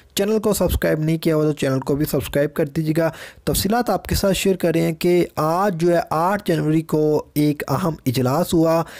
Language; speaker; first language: Urdu; native; Urdu